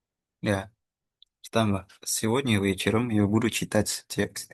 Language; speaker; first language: Russian; non-native, fluent; Indonesian